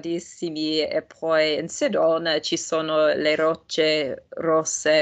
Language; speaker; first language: Italian; non-native, fluent; English